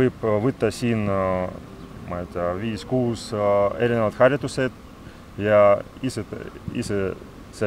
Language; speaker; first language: Estonian; non-native, local second language; Russian